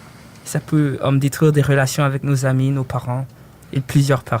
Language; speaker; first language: French; early bilingual, other home language; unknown